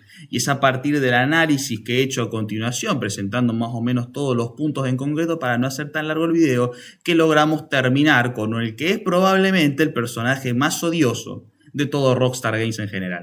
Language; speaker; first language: Spanish; native; Spanish